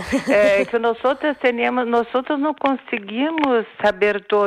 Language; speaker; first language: Spanish; non-native, fluent; Portuguese